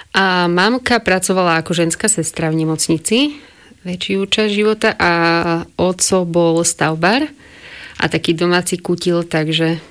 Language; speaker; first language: Slovak; non-native, local second language; Rusyn